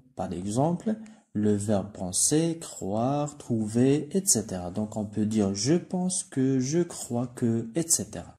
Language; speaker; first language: French; non-native, local second language; Arabic